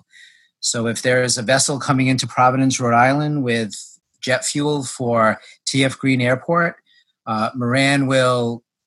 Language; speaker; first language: English; native; English